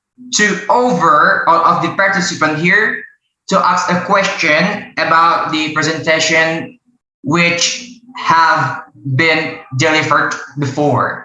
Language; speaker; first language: English; non-native, learner; Indonesian